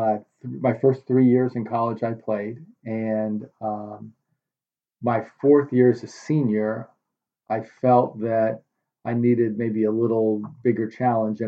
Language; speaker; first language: English; native; English